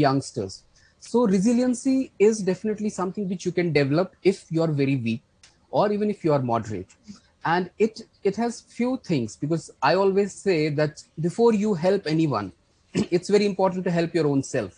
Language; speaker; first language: English; non-native, local second language; Kashmiri